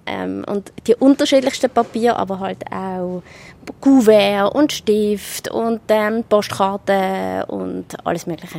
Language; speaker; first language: German; native; German